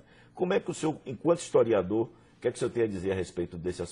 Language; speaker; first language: Portuguese; native; Portuguese